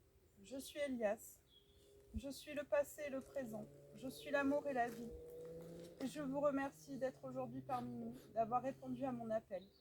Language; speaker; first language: French; native; French